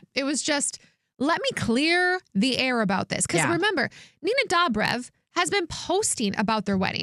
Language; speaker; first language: English; native; English